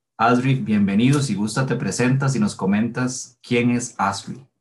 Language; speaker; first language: Spanish; native; Spanish